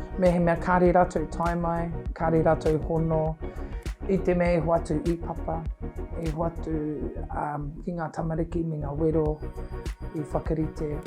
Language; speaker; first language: Māori; non-native, local second language; English